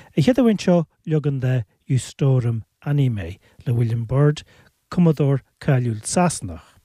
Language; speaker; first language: Irish; native; Irish